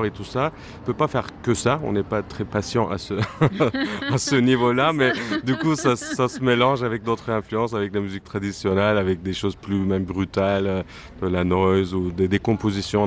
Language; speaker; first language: French; non-native, fluent; Turkish